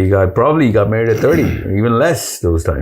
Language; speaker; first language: English; non-native, local second language; Urdu